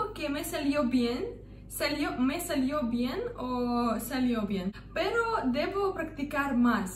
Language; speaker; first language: Spanish; non-native, fluent; Russian